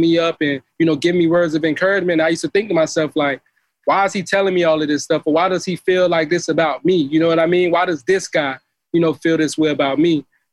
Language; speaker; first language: English; native; English